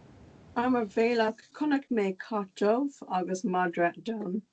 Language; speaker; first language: Irish; non-native, local second language; English